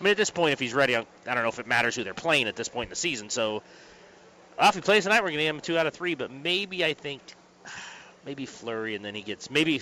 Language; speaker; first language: English; native; English